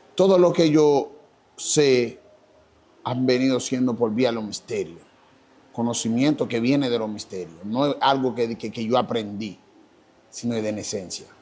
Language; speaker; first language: Spanish; non-native, fluent; Haitian Creole